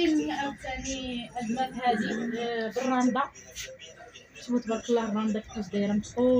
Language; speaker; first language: Arabic; native; Arabic